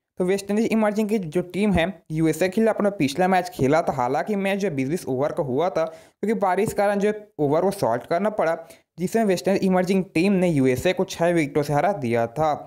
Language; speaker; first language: Hindi; native; Hindi